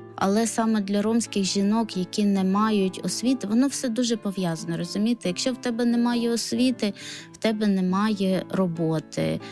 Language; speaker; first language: Ukrainian; non-native, local second language; Romany